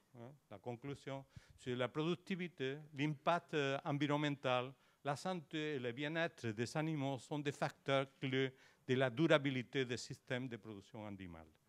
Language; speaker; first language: French; non-native, learner; Spanish